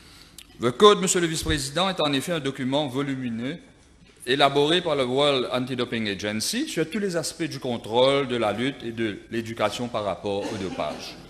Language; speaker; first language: French; non-native, local second language; Morisyen